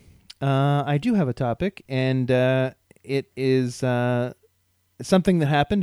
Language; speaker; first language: English; native; English